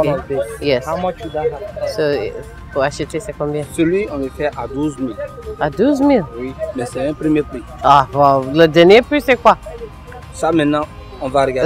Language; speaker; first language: French; non-native, learner; English